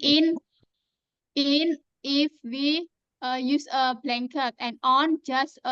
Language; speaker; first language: English; non-native, learner; Indonesian